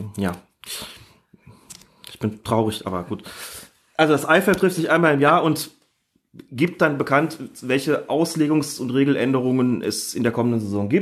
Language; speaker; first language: German; native; German